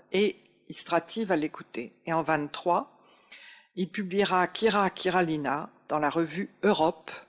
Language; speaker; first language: French; native; French